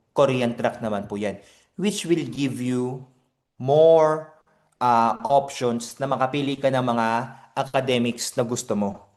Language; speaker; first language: Filipino; non-native, fluent; Korean